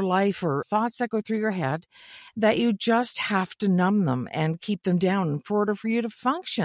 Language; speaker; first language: English; native; English